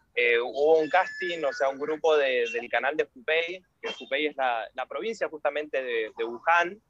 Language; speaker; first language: Spanish; native; Spanish